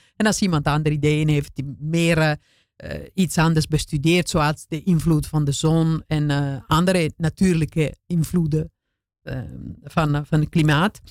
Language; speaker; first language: Dutch; non-native, fluent; Italian